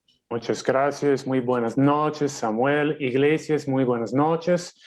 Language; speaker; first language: Spanish; non-native, fluent; English